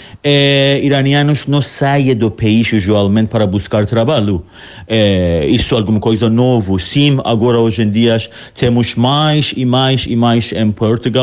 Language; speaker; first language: Portuguese; non-native, learner; Persian